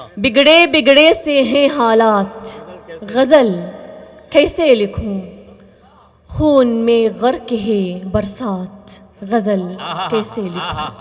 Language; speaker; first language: Urdu; non-native, fluent; Arabic